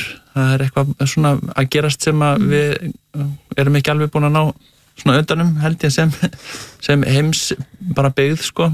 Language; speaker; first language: Icelandic; native; Icelandic